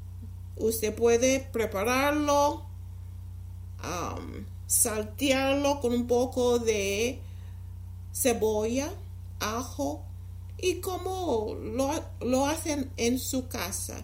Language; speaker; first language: Spanish; non-native, fluent; English